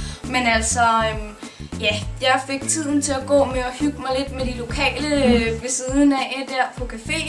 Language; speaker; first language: Danish; native; Danish